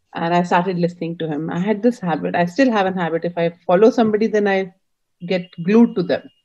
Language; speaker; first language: English; non-native, local second language; Hindi